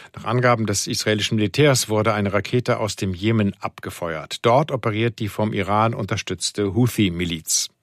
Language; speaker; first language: German; native; German